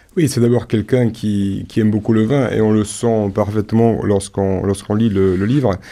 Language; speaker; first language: French; non-native, fluent; Romanian